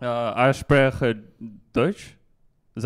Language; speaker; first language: German; non-native, learner; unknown